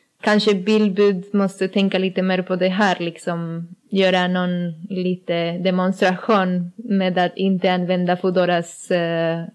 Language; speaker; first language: Swedish; non-native, learner; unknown